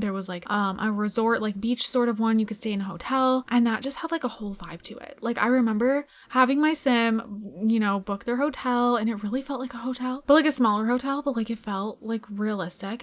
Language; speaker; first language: English; native; English